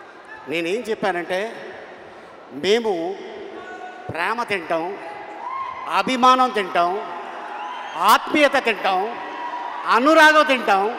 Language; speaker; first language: Telugu; native; Telugu